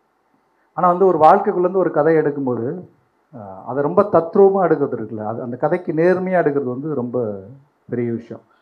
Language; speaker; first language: Tamil; native; Tamil